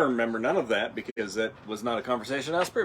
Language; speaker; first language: English; native; English